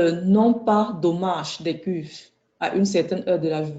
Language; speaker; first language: French; native; French